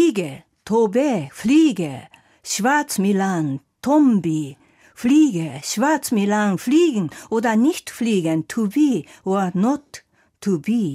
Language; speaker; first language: German; non-native, fluent; Japanese